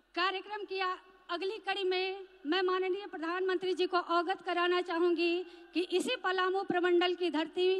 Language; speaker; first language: Hindi; native; Hindi